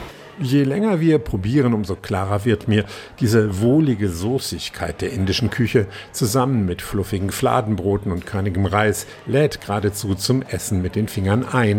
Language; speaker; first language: German; native; German